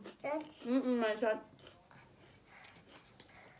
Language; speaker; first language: English; non-native, learner; Thai